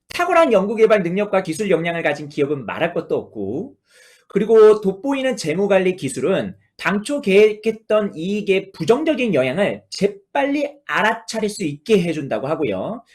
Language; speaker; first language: Korean; native; Korean